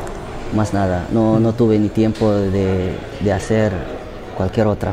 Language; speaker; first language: Spanish; non-native, fluent; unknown